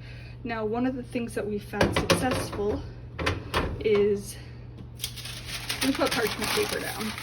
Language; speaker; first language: English; native; English